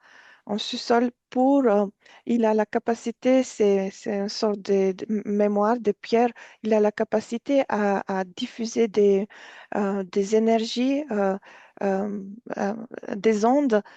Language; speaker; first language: French; non-native, fluent; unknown